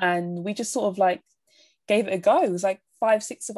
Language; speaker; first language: English; native; English